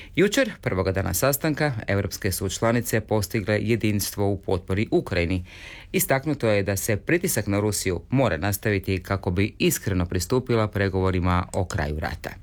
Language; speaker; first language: Croatian; native; Croatian